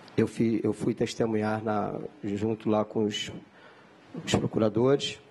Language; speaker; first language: Portuguese; native; Portuguese